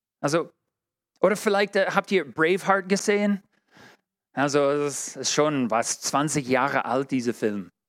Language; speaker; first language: German; non-native, fluent; English